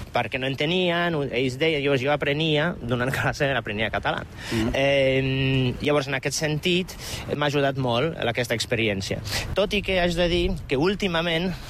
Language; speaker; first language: Catalan; non-native, fluent; Polish